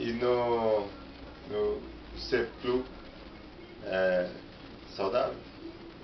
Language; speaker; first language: French; non-native, learner; Portuguese